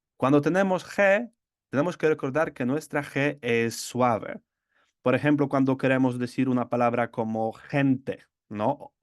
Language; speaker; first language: Spanish; non-native, fluent; Polish